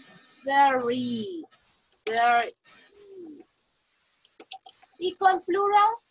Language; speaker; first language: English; non-native, fluent; Spanish